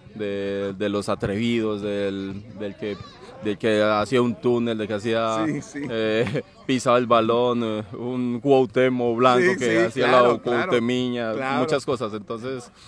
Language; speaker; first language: Spanish; native; Spanish